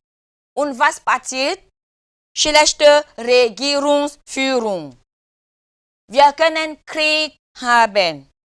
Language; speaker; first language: German; non-native, learner; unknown